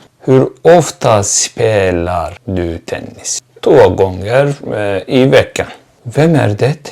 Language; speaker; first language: Swedish; non-native, fluent; Turkish